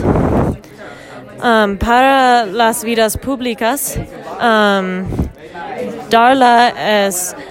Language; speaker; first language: Spanish; non-native, learner; English